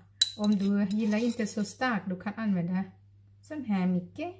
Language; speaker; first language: Swedish; non-native, learner; Thai